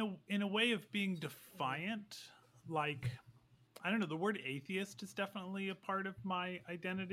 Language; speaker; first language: English; native; English